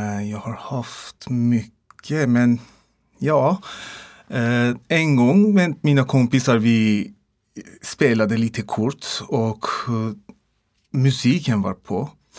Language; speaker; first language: Swedish; non-native, learner; Persian